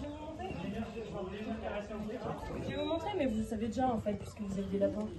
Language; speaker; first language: French; native; French